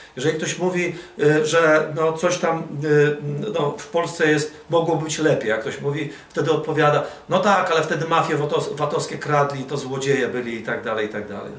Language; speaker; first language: Polish; early bilingual, other home language; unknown